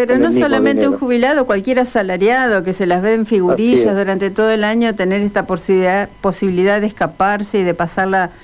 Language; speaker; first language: Spanish; native; Spanish